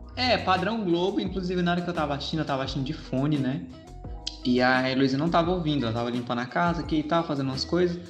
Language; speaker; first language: Portuguese; native; Portuguese